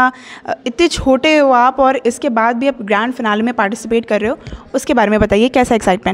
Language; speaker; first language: Hindi; native; Hindi